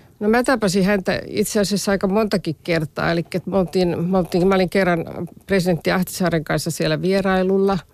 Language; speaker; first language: Finnish; native; Finnish